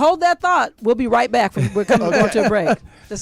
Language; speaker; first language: English; native; English